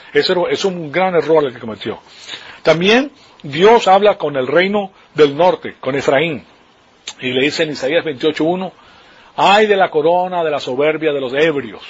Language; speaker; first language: Spanish; native; Spanish